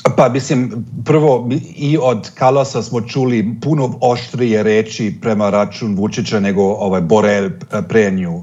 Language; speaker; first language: Serbian; non-native, fluent; German